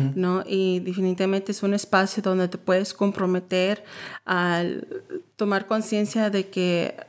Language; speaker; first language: Spanish; early bilingual, heritage; Spanish